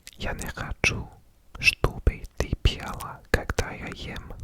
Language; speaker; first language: Russian; non-native, learner; English